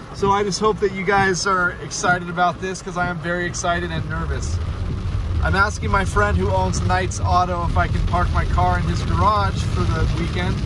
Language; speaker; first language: English; native; English